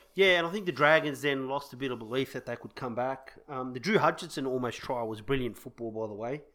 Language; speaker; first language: English; native; English